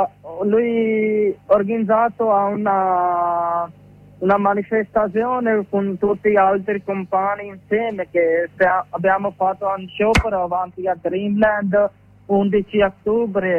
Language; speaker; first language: Italian; non-native, learner; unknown